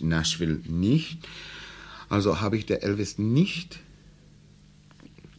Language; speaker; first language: German; non-native, learner; English